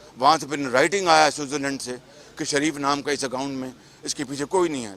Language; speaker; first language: Urdu; non-native, local second language; Punjabi